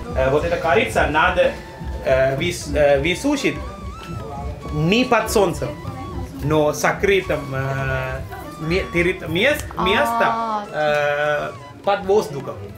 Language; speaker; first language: Russian; non-native, learner; Sinhala